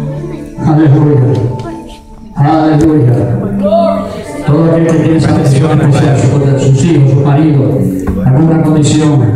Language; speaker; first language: Spanish; native; Spanish